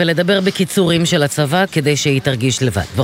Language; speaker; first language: Hebrew; native; Hebrew